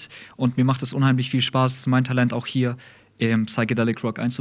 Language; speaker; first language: German; early bilingual, other home language; Russian